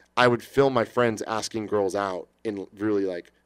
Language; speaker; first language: English; native; English